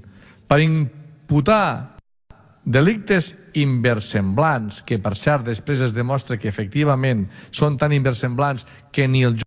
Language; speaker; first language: Catalan; native; Catalan